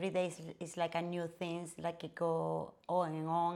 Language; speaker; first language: English; non-native, fluent; Spanish